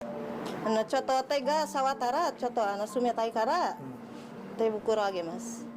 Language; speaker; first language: Japanese; non-native, learner; Indonesian